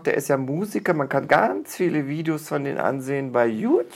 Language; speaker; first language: German; native; German